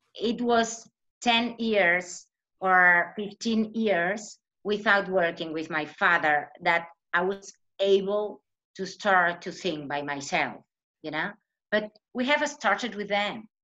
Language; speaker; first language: English; non-native, fluent; Spanish